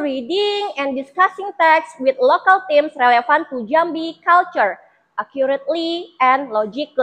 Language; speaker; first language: English; non-native, fluent; Indonesian